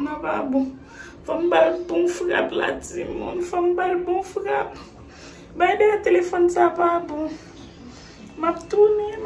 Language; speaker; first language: French; non-native, learner; Haitian Creole